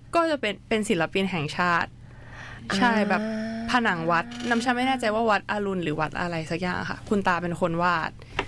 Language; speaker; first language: Thai; native; Thai